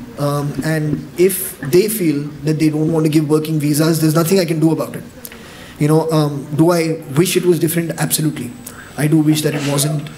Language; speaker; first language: English; non-native, local second language; Hindi